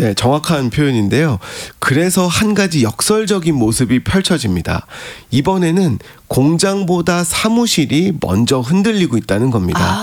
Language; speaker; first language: Korean; native; Korean